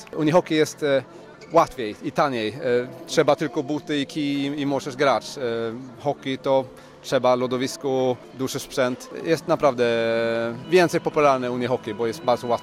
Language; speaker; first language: Polish; non-native, learner; Swedish